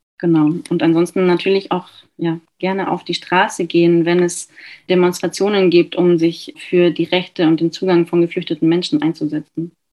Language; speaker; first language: German; native; German